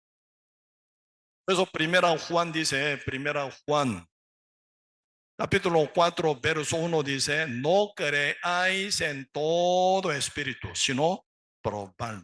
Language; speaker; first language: Spanish; non-native, learner; Korean